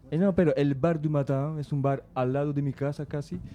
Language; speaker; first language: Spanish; non-native, fluent; French